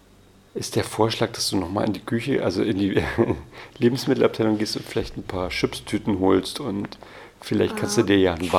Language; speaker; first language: German; native; German